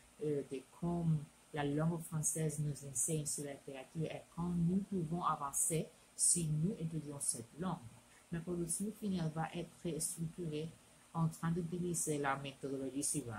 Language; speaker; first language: French; non-native, learner; Spanish